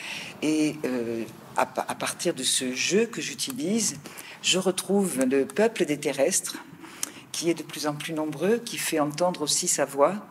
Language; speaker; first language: French; native; French